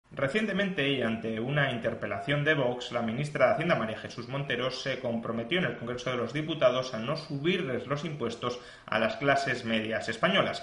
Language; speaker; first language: Spanish; native; Spanish